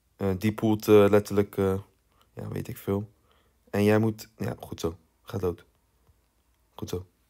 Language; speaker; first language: Dutch; early bilingual, other home language; Turkish